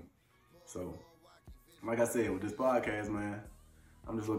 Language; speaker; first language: English; native; English